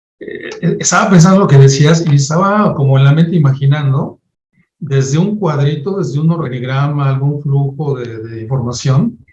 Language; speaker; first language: Spanish; native; Spanish